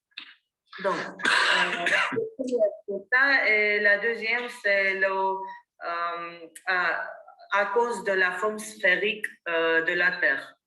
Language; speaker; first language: French; non-native, fluent; Armenian